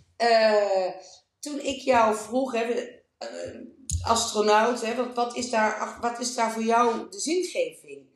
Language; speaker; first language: Dutch; native; Dutch